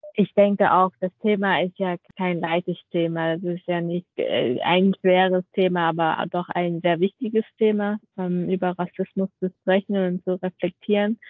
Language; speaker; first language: German; non-native, fluent; Vietnamese